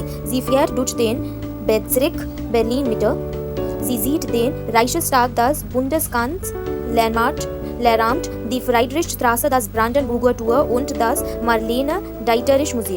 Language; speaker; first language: German; non-native, fluent; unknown